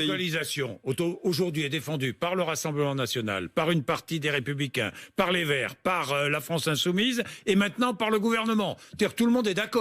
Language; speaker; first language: French; native; French